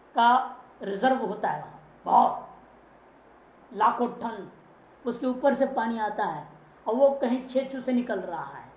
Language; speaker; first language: Hindi; native; Hindi